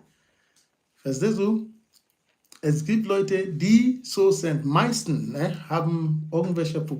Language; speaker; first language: German; non-native, learner; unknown